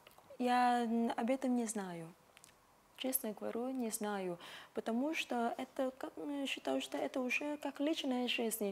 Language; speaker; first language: Russian; non-native, fluent; Vietnamese